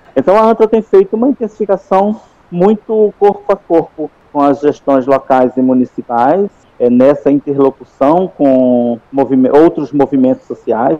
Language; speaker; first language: Portuguese; native; Portuguese